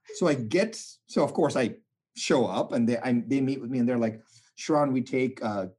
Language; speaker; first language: English; non-native, local second language; Tamil